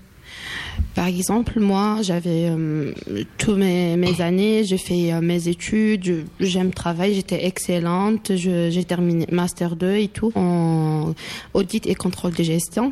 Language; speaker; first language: French; non-native, local second language; Arabic